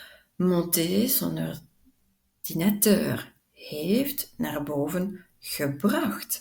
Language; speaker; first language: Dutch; non-native, local second language; French